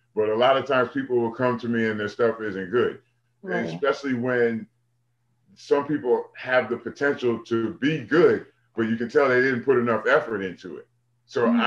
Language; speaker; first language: English; native; English